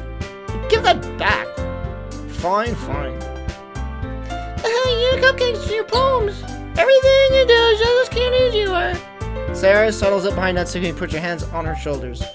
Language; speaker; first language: English; native; English